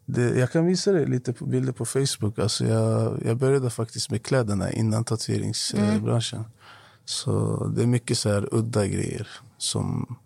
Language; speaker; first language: Swedish; non-native, fluent; Arabic